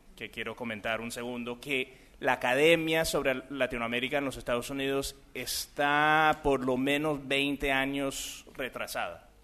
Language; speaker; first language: Spanish; early bilingual, other home language; English